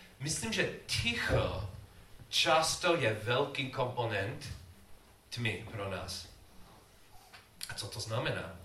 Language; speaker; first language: Czech; non-native, learner; English